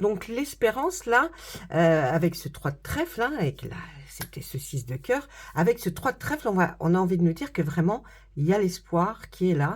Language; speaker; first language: French; native; French